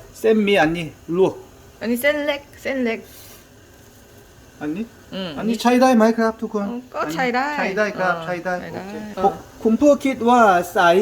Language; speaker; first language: Thai; non-native, learner; Korean